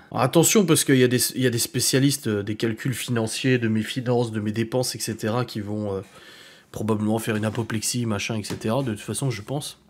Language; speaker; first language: French; native; French